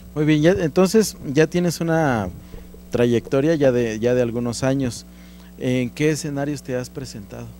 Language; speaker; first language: Spanish; native; Spanish